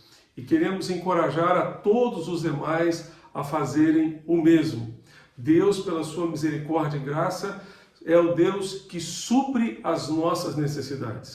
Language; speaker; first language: Portuguese; native; Portuguese